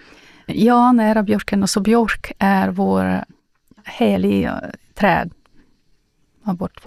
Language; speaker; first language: Swedish; non-native, learner; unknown